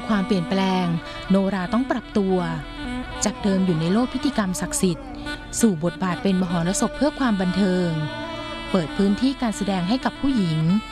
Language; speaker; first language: Thai; native; Thai